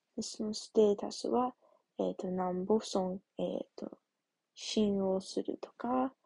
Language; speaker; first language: Japanese; non-native, learner; English